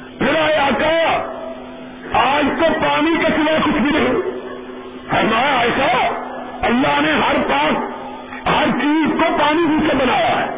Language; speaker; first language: Urdu; non-native, local second language; Punjabi